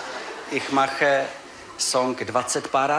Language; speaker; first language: German; non-native, learner; Czech